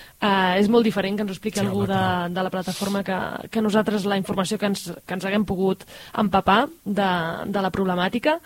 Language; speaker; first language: Catalan; native; Catalan